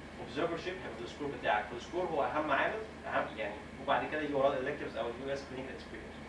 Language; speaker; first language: Arabic; native; Arabic